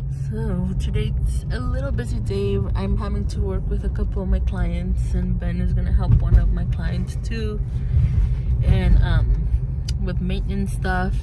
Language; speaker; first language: English; early bilingual, other home language; Spanish